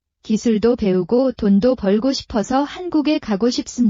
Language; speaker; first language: Korean; non-native, learner; Nepali